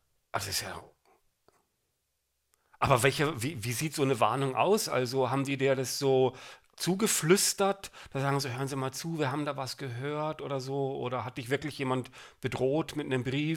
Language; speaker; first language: German; native; German